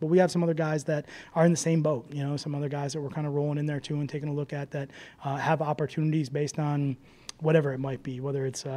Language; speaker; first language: English; native; English